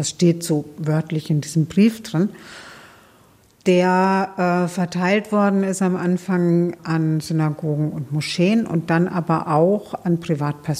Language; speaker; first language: German; native; German